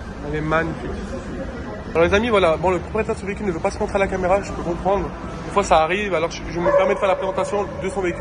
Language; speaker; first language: French; native; French